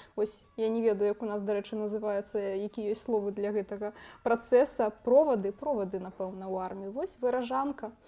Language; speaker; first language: Belarusian; native; Belarusian